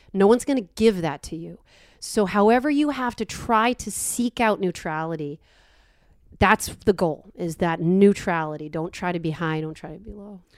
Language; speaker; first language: English; native; English